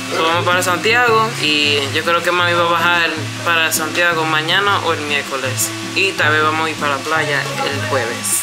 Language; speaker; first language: Spanish; early bilingual, heritage; Spanish